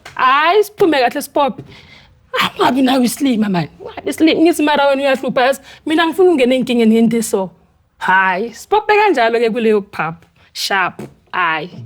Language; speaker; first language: Zulu; native; Zulu